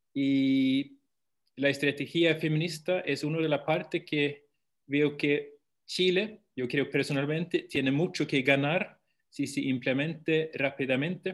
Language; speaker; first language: Spanish; non-native, fluent; Swedish